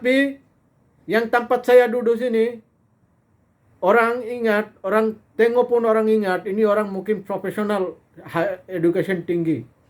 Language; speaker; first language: Indonesian; non-native, fluent; Bangla